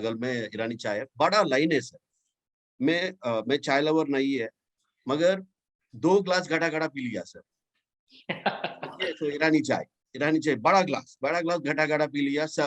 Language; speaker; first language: Hindi; non-native, local second language; Telugu